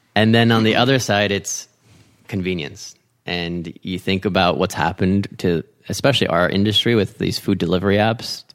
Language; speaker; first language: English; native; English